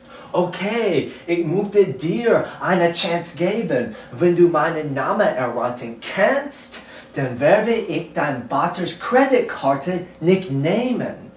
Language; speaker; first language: German; non-native, learner; English